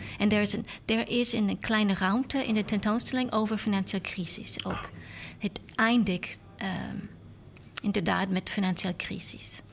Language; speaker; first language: Dutch; non-native, learner; English